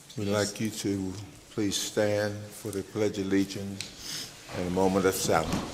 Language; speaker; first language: English; native; English